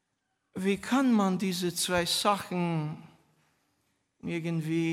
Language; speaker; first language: German; non-native, fluent; Romanian